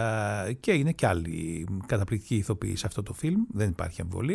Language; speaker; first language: Greek; native; Greek